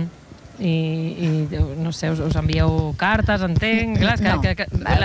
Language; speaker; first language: Catalan; native; Catalan